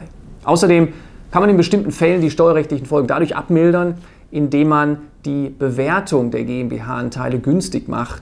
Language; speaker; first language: German; native; German